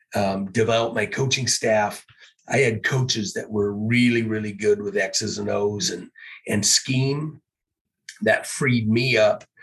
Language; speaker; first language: English; native; English